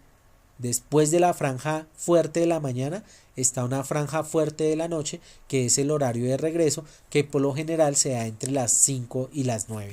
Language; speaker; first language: Spanish; native; Spanish